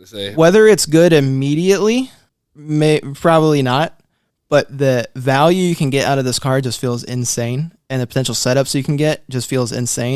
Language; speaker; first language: English; native; English